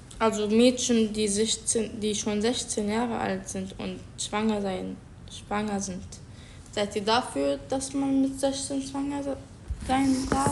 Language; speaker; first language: German; non-native, learner; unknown